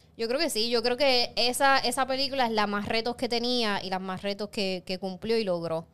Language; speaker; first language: Spanish; native; Spanish